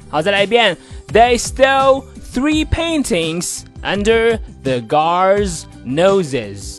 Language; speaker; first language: English; non-native, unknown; Chinese